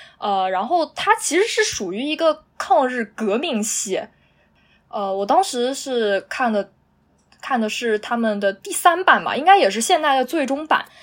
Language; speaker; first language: Chinese; native; Chinese